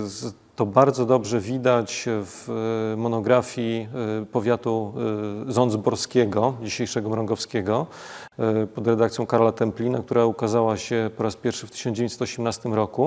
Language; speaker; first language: Polish; native; Polish